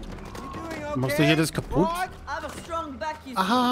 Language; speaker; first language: German; native; German